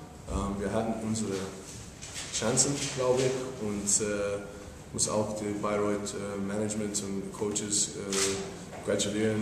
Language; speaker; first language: German; non-native, fluent; English